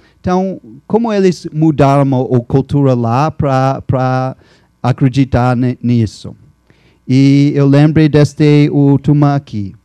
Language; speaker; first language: Portuguese; non-native, fluent; English